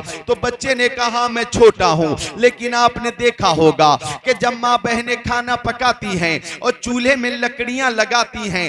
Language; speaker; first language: Hindi; native; Hindi